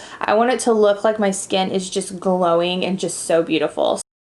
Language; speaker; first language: English; native; English